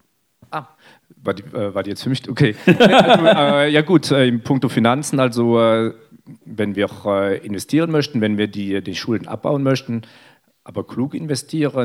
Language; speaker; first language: German; native; German